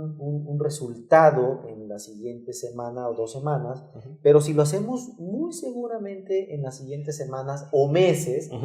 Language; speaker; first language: Spanish; native; Spanish